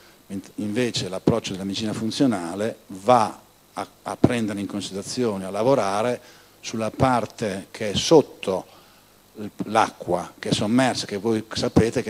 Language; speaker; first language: Italian; native; Italian